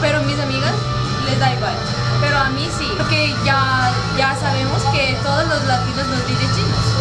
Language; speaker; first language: Spanish; non-native, learner; Korean